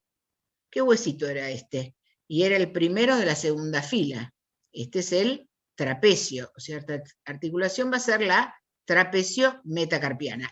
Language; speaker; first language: Spanish; native; Spanish